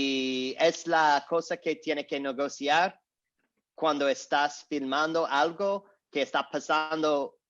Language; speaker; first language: Spanish; non-native, learner; English